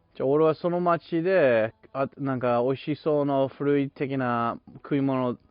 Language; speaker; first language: Japanese; non-native, fluent; English